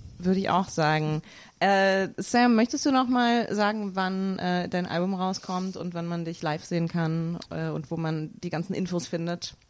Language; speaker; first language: German; native; German